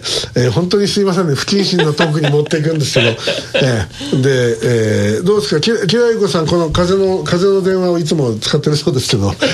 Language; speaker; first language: Japanese; native; Japanese